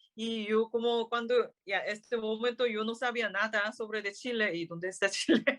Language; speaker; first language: Spanish; non-native, learner; Korean